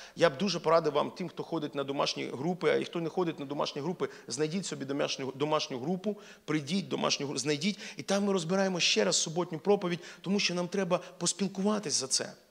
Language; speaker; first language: Ukrainian; non-native, local second language; Russian